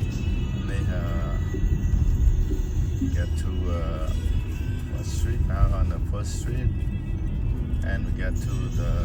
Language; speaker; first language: English; non-native, learner; Khmer